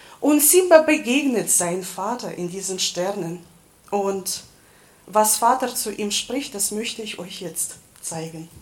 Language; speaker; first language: German; non-native, fluent; Russian